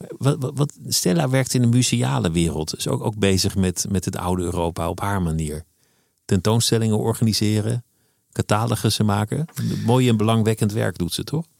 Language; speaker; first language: Dutch; native; Dutch